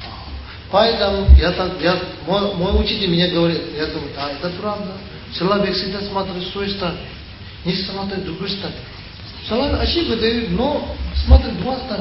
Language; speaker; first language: Russian; non-native, learner; Tibetan